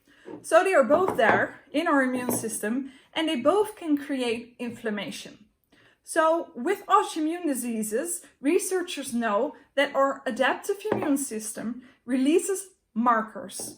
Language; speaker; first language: English; non-native, fluent; Dutch